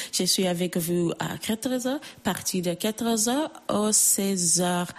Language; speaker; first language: French; non-native, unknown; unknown